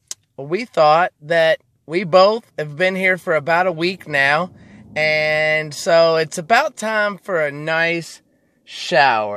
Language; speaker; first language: English; native; English